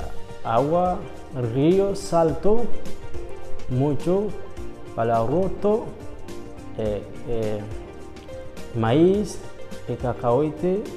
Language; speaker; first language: Spanish; non-native, learner; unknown